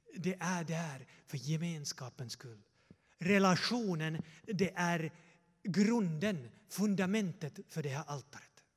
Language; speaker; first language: Swedish; non-native, fluent; Finnish